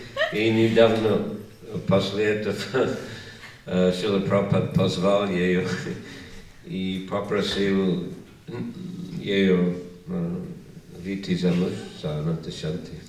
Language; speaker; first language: Russian; non-native, learner; English